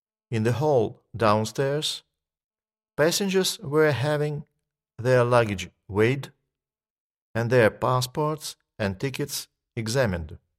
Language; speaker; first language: English; non-native, fluent; Russian